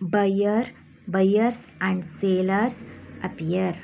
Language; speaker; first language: English; non-native, local second language; Kannada